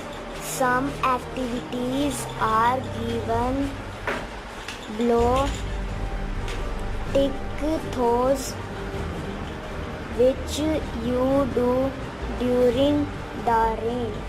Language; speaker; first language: English; non-native, learner; Hindi